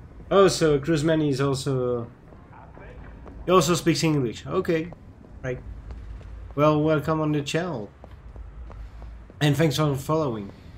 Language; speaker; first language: English; non-native, fluent; French